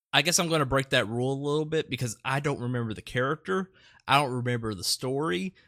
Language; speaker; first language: English; native; English